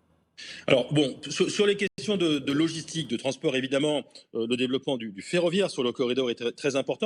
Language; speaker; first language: French; native; French